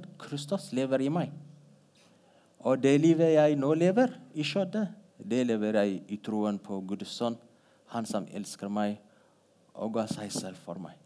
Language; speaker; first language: Norwegian; non-native, fluent; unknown